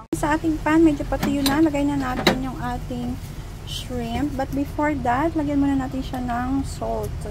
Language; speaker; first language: Filipino; non-native, local second language; Hiligaynon